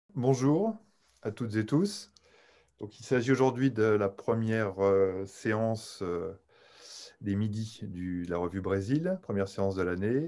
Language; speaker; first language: French; native; French